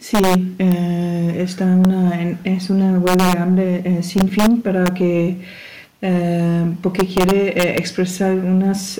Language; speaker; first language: Spanish; non-native, learner; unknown